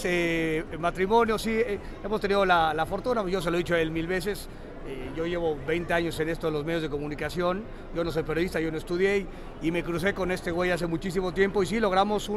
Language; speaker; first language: Spanish; native; Spanish